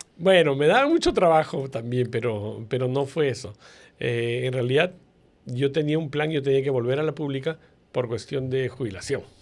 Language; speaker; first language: Spanish; native; Spanish